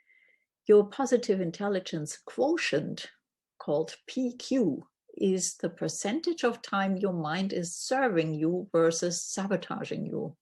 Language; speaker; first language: English; non-native, fluent; German